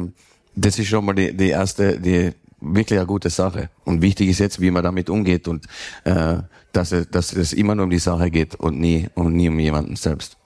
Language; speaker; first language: German; native; German